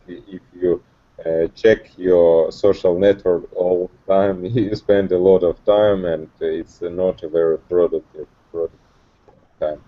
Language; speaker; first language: English; non-native, learner; Russian